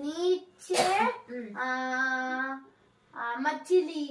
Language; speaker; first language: Hindi; non-native, learner; Tamil